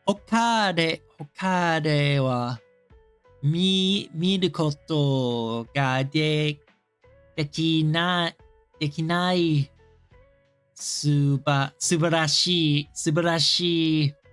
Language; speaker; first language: Japanese; non-native, learner; English